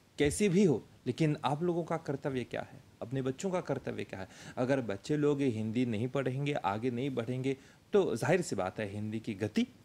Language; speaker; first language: Hindi; early bilingual, heritage; Hindi